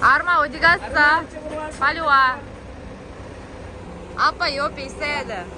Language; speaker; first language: Korean; non-native, learner; Kazakh